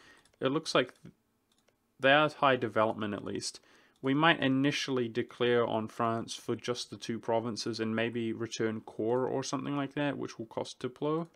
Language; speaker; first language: English; native; English